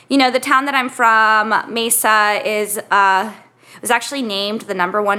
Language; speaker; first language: English; native; English